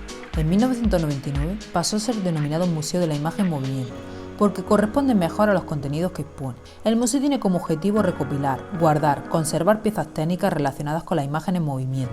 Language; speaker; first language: Spanish; native; Spanish